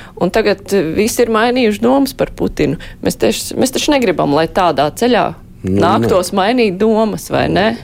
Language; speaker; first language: Latvian; native; Latvian